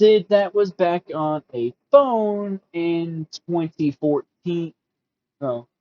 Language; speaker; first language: English; native; English